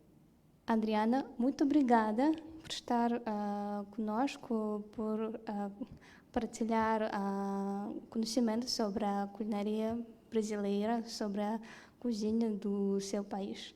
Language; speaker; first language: Portuguese; non-native, fluent; Russian